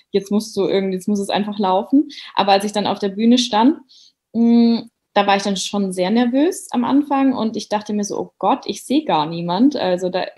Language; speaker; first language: German; native; German